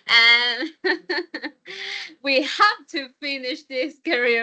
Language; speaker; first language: English; non-native, fluent; Spanish